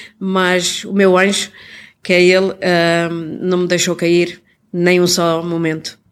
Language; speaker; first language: Portuguese; native; Portuguese